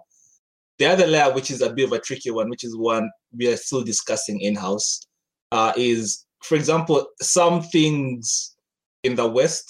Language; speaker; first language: English; non-native, local second language; Ganda